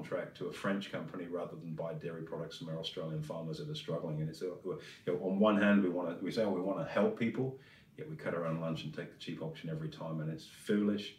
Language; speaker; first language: English; native; English